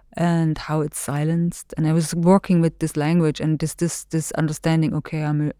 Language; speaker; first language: English; non-native, fluent; German